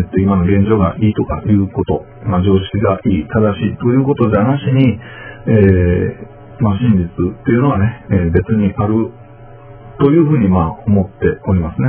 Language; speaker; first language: Japanese; native; Japanese